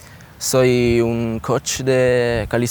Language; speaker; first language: Spanish; non-native, learner; Italian